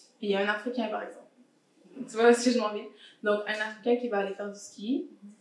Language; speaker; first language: French; early bilingual, other home language; Haitian Creole